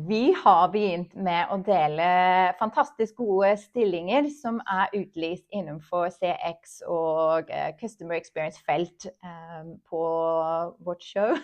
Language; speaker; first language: Norwegian; non-native, fluent; English